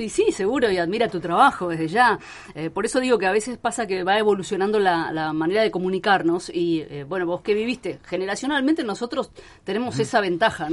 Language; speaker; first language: Spanish; native; Spanish